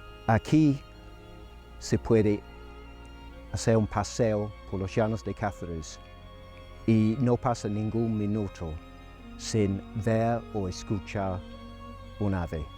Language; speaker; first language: Spanish; non-native, fluent; English